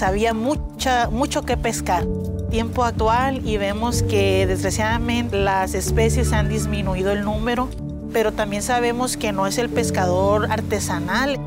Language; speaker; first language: Spanish; native; Spanish